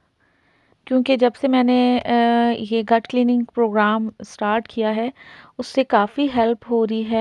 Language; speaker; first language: Hindi; native; Hindi